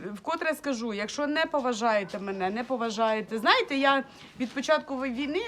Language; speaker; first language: Ukrainian; non-native, local second language; Russian